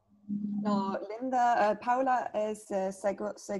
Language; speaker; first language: Spanish; non-native, learner; English